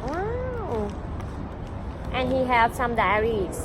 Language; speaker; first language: English; non-native, learner; Thai